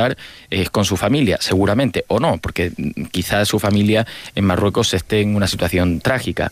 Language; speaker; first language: Spanish; native; Spanish